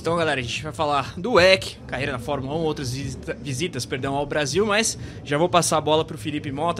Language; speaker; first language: Portuguese; native; Portuguese